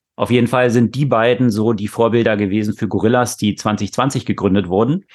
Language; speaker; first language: German; native; German